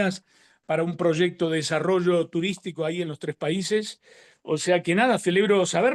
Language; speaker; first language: Spanish; native; Spanish